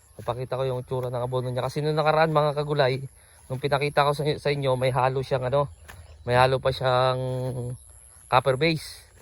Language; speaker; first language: Filipino; non-native, local second language; Cebuano